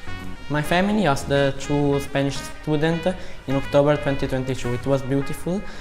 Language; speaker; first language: English; non-native, learner; Italian